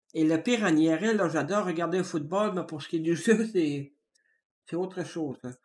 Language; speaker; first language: French; native; French